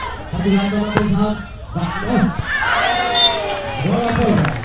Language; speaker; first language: Portuguese; non-native, learner; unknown